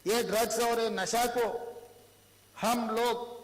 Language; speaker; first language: Hindi; non-native, local second language; Telugu